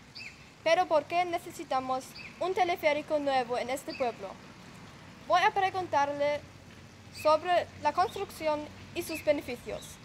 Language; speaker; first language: Spanish; non-native, learner; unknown